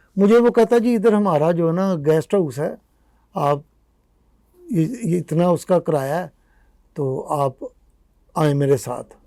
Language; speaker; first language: Urdu; non-native, local second language; Punjabi